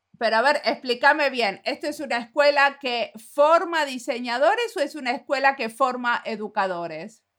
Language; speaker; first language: Spanish; native; Spanish